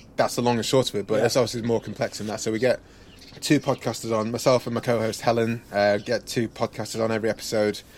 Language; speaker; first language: English; native; English